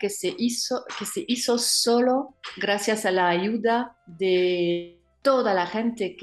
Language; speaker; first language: Spanish; non-native, fluent; French